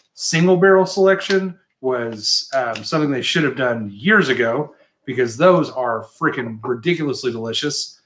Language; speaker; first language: English; native; English